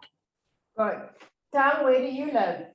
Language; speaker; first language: English; non-native, fluent; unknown